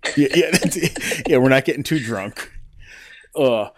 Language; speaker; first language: English; native; English